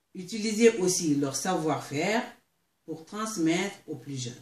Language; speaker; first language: French; non-native, local second language; Mandingo